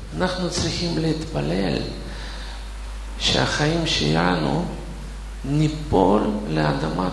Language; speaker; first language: Hebrew; non-native, fluent; Russian